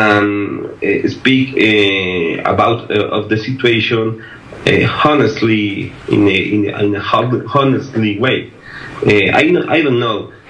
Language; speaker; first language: English; non-native, learner; Spanish